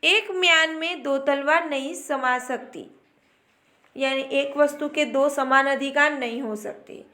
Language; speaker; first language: Hindi; non-native, local second language; Gujarati